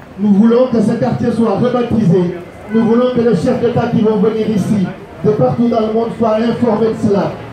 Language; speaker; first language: French; non-native, local second language; Wolof